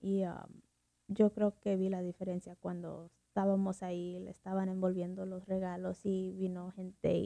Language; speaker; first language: Spanish; early bilingual, heritage; Spanish